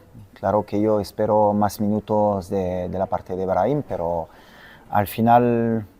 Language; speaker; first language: Spanish; non-native, fluent; French